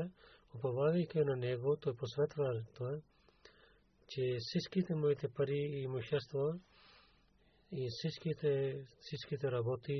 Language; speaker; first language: Bulgarian; non-native, learner; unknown